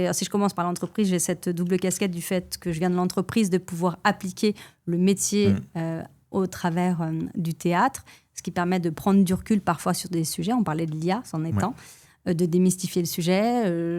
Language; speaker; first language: French; native; French